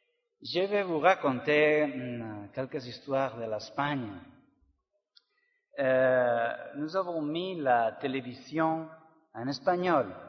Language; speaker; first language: French; non-native, learner; Spanish